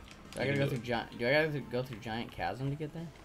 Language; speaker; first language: English; native; English